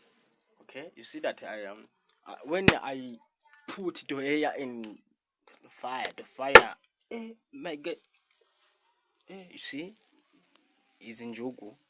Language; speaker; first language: English; non-native, learner; Rundi